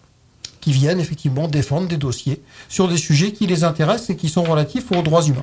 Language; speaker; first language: French; native; French